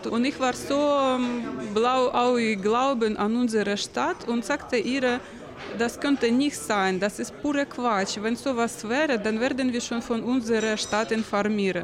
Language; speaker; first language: German; non-native, learner; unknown